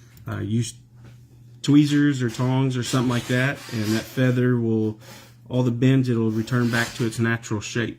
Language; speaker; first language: English; native; English